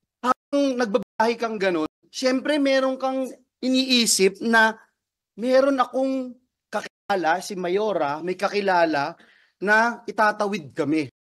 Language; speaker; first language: Filipino; native; Filipino